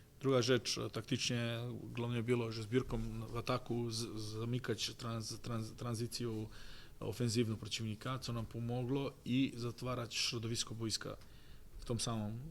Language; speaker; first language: Polish; non-native, fluent; Croatian